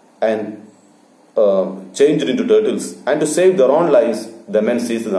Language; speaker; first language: English; non-native, local second language; Malayalam